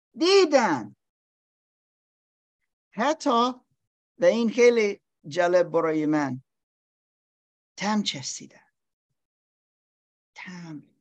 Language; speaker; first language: Persian; non-native, learner; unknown